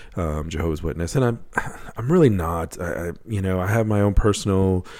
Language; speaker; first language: English; native; English